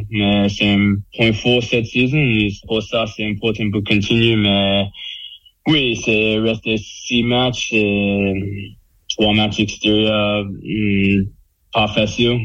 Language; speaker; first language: French; non-native, learner; English